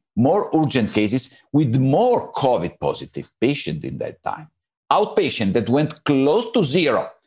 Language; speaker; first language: English; non-native, fluent; Italian